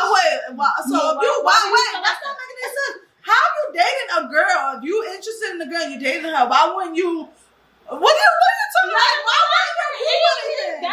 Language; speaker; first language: English; native; English